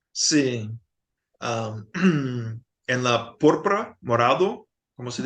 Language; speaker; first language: Spanish; non-native, fluent; English